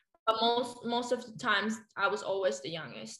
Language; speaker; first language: English; non-native, fluent; Finnish